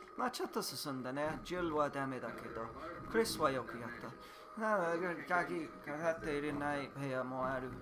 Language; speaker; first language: Japanese; non-native, learner; English